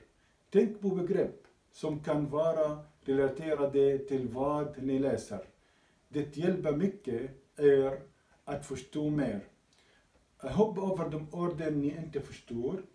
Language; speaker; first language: Swedish; non-native, learner; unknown